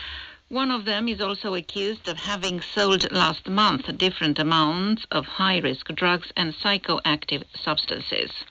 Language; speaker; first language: English; non-native, fluent; Romanian